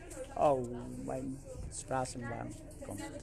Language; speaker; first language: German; non-native, learner; Bangla